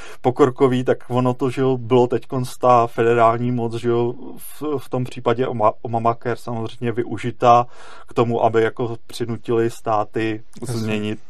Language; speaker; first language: Czech; native; Czech